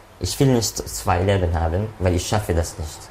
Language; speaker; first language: German; non-native, learner; Arabic